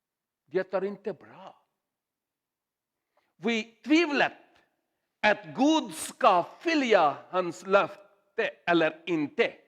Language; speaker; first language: Swedish; non-native, learner; Urdu